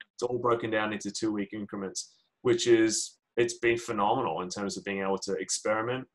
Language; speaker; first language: English; native; English